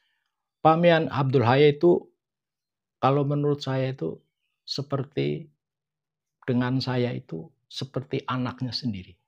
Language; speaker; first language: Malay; non-native, local second language; Javanese